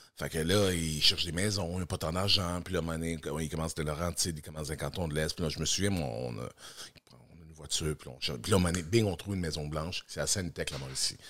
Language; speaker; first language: French; native; French